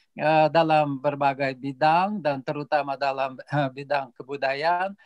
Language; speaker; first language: Indonesian; non-native, fluent; Russian